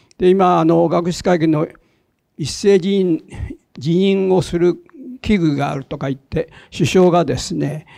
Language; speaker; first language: Japanese; native; Japanese